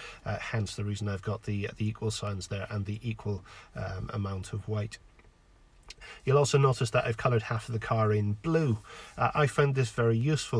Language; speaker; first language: English; native; English